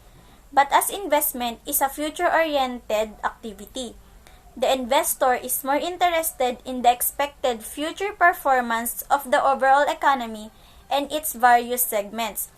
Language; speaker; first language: English; non-native, local second language; Filipino